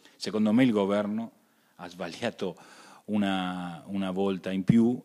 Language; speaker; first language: Italian; early bilingual, heritage; Spanish